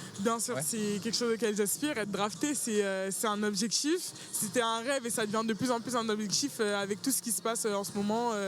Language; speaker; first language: French; early bilingual, other home language; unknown